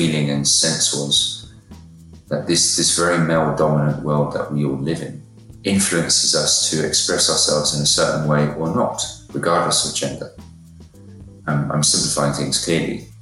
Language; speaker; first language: English; native; English